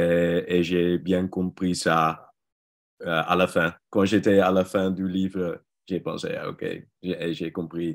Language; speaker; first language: French; non-native, learner; Dutch